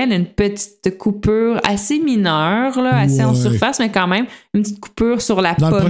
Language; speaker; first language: French; native; French